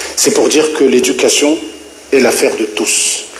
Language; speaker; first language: French; non-native, local second language; Arabic